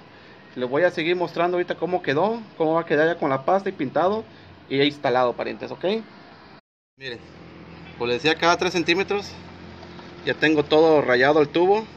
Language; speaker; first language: Spanish; native; Spanish